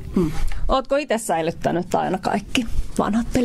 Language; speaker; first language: Finnish; native; Finnish